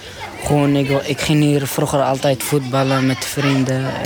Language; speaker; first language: Dutch; non-native, learner; Arabic